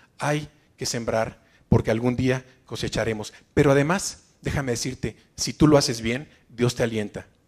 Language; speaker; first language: Spanish; native; Spanish